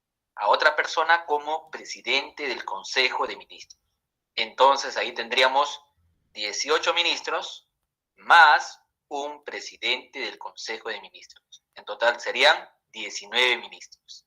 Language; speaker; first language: Spanish; native; Spanish